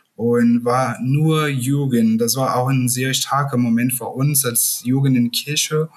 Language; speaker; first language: German; non-native, fluent; Portuguese